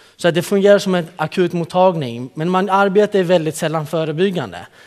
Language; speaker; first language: Swedish; early bilingual, other home language; Central Kurdish